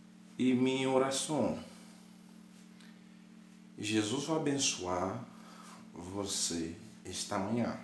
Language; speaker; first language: Portuguese; non-native, learner; Haitian Creole